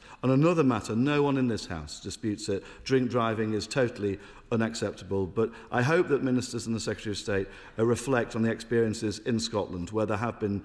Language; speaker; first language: English; native; English